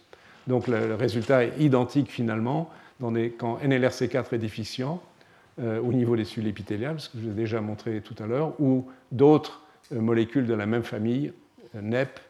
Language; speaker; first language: French; native; French